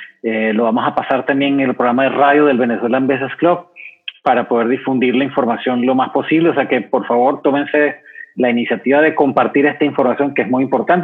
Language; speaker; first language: Spanish; native; Spanish